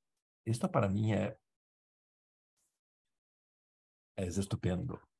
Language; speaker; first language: Spanish; non-native, fluent; Portuguese